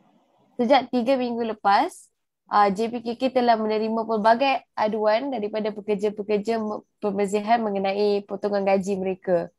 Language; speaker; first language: Malay; native; Malay